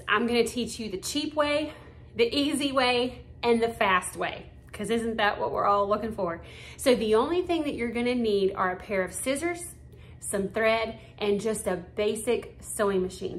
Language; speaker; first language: English; native; English